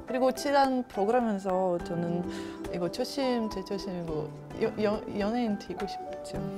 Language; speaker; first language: Korean; non-native, fluent; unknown